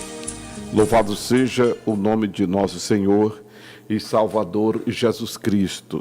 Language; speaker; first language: Portuguese; native; Portuguese